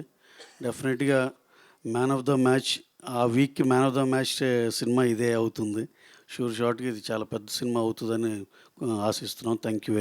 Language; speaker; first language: Telugu; native; Telugu